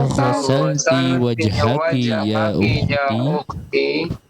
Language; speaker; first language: Arabic; non-native, learner; Indonesian